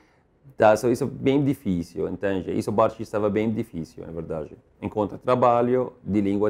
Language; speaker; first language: Portuguese; non-native, learner; Arabic